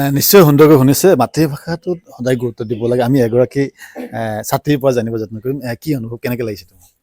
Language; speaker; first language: Assamese; native; Assamese